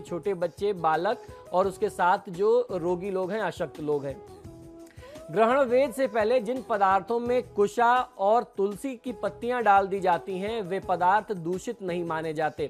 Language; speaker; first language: Hindi; native; Hindi